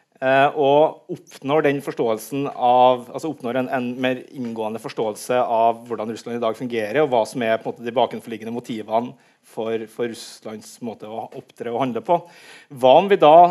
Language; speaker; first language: Norwegian; native; Norwegian